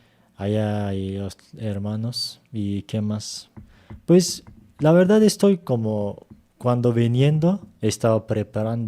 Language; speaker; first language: Spanish; non-native, learner; Turkish